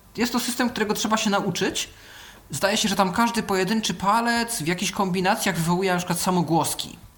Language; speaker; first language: Polish; native; Polish